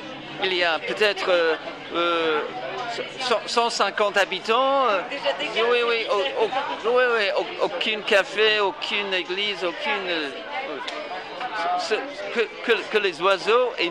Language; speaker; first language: French; non-native, fluent; English